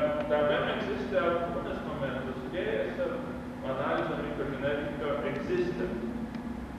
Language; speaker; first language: Portuguese; non-native, learner; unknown